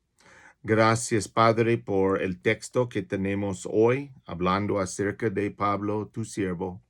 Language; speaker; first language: Spanish; non-native, fluent; English